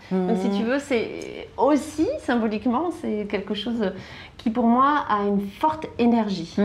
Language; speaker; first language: French; native; French